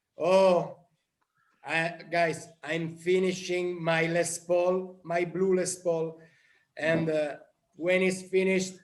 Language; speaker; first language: English; non-native, learner; Italian